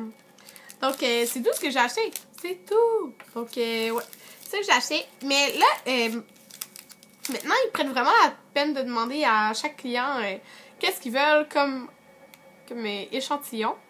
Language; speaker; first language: French; native; French